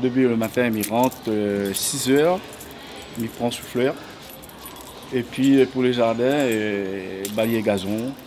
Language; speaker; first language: French; non-native, local second language; Réunion Creole French